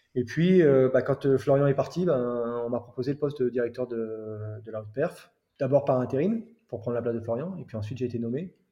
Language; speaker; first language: French; native; French